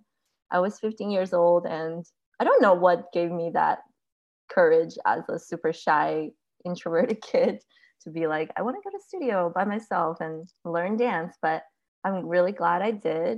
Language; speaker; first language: English; early bilingual, other home language; Chinese